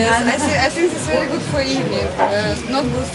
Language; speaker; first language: English; non-native, learner; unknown